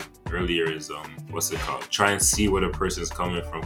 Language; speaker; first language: English; native; English